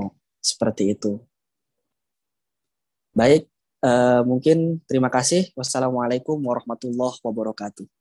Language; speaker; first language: Indonesian; native; Indonesian